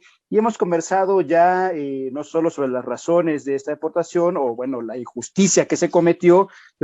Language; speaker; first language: Spanish; native; Spanish